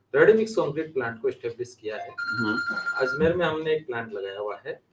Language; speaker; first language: Hindi; native; Hindi